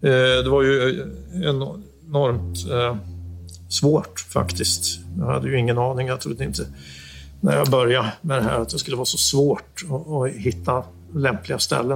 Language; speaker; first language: Swedish; native; Swedish